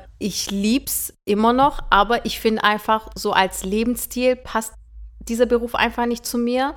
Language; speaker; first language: German; early bilingual, other home language; Turkish